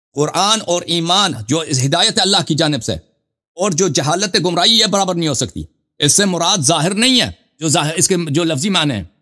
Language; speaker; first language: Urdu; non-native, fluent; Persian